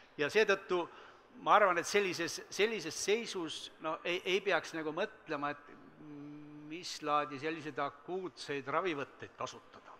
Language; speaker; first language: Estonian; native; Estonian